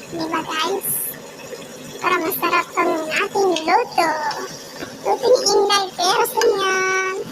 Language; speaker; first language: Filipino; non-native, local second language; Maguindanaon